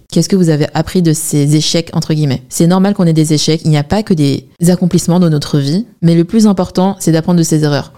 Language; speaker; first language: French; early bilingual, other home language; Chinese